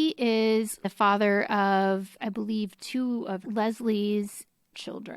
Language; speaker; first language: English; native; English